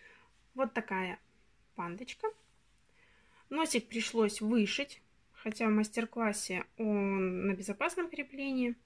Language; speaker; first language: Russian; native; Russian